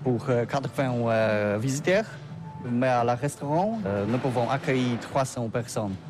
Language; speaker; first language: French; non-native, learner; Polish